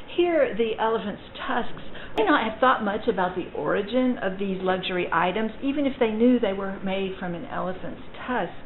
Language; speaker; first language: English; native; English